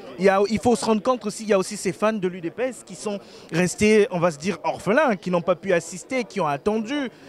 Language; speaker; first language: French; non-native, local second language; Lingala